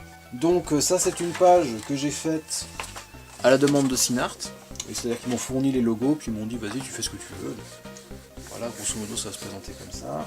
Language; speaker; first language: French; native; French